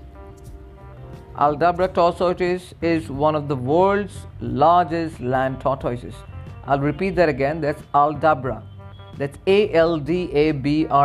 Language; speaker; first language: English; non-native, local second language; Assamese